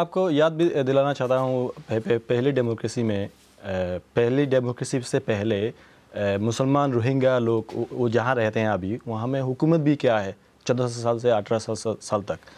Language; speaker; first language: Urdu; non-native, fluent; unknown